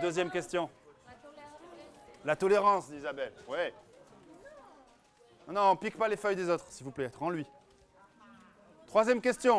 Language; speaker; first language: French; native; French